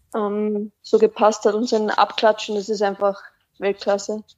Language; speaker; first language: German; native; German